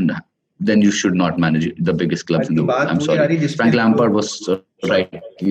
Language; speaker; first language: English; non-native, local second language; Urdu